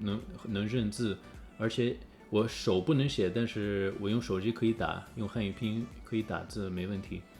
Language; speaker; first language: Chinese; early bilingual, heritage; English